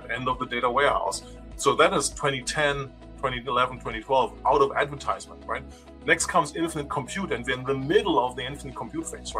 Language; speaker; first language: English; non-native, fluent; German